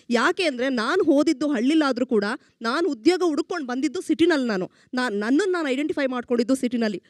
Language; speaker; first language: Kannada; native; Kannada